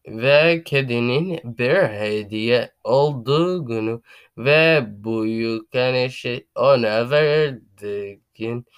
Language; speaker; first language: Turkish; non-native, learner; English